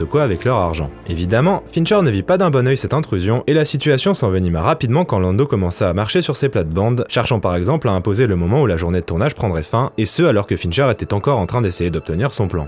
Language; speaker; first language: French; native; French